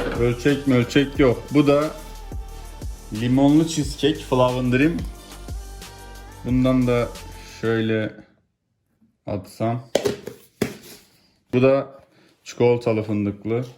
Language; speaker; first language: Turkish; native; Turkish